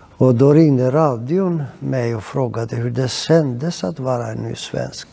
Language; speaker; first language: Swedish; non-native, fluent; Greek